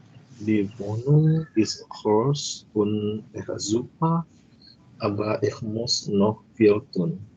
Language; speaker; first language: German; non-native, learner; Indonesian